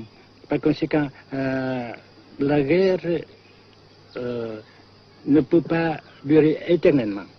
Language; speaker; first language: French; non-native, fluent; Vietnamese